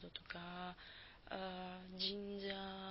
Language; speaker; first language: Japanese; non-native, learner; Spanish